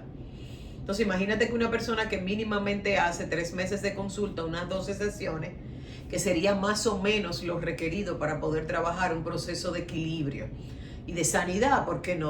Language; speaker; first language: Spanish; native; Spanish